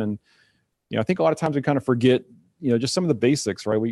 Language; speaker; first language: English; native; English